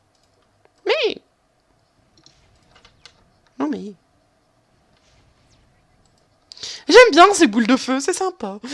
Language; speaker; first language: French; native; French